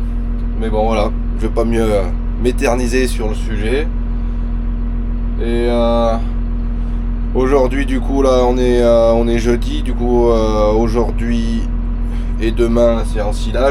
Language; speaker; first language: French; native; French